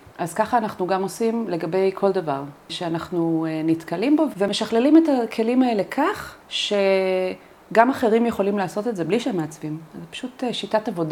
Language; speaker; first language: Hebrew; native; Hebrew